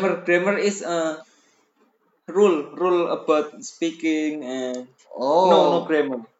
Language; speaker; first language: English; non-native, learner; Indonesian